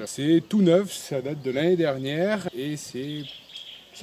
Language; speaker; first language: French; native; French